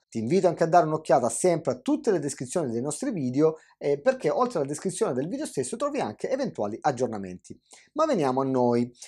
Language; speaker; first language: Italian; native; Italian